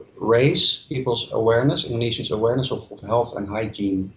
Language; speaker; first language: English; non-native, fluent; Dutch